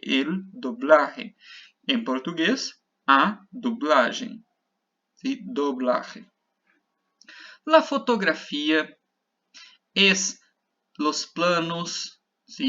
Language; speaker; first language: Spanish; non-native, fluent; Portuguese